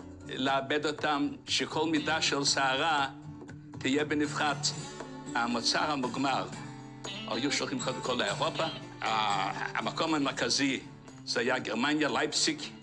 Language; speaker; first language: Hebrew; non-native, fluent; Yiddish